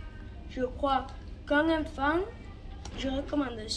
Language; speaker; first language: French; non-native, learner; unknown